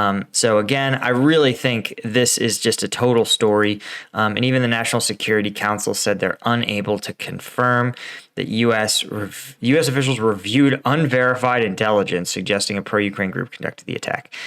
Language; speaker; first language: English; native; English